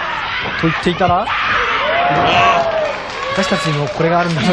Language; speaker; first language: Japanese; native; Japanese